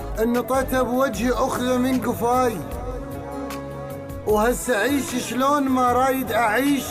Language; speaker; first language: Arabic; native; Arabic